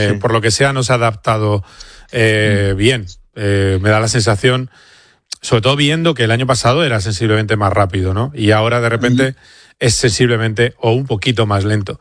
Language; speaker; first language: Spanish; native; Spanish